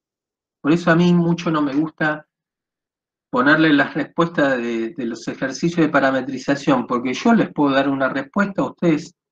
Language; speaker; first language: Spanish; native; Spanish